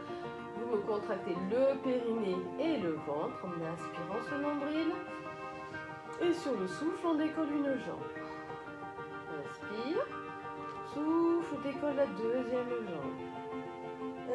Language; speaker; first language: French; native; French